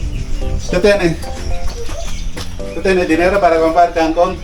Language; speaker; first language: Spanish; non-native, learner; Filipino